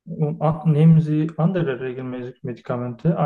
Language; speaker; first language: German; non-native, learner; Turkish